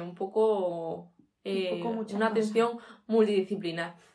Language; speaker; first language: Spanish; native; Spanish